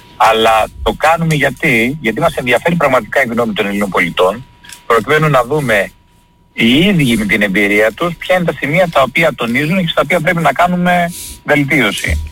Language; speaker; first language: Greek; native; Greek